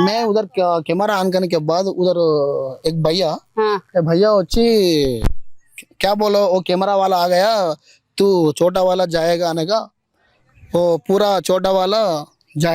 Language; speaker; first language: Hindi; non-native, local second language; Telugu